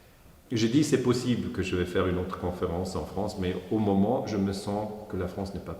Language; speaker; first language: French; non-native, fluent; German